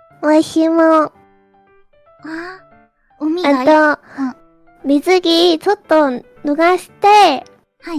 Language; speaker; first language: Japanese; non-native, fluent; Korean